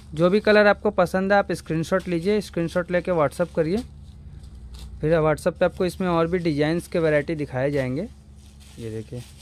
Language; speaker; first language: Hindi; native; Hindi